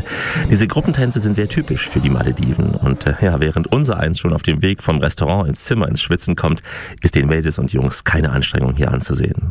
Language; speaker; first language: German; native; German